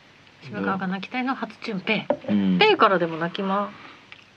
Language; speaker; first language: Japanese; native; Japanese